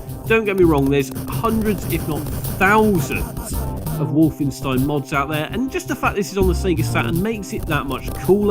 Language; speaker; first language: English; native; English